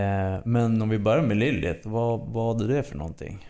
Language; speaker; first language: Swedish; native; Swedish